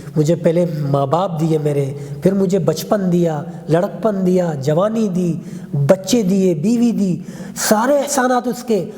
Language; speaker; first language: Urdu; non-native, local second language; Pashto